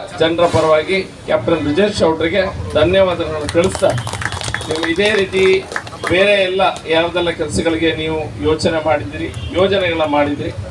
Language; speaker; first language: Kannada; native; Kannada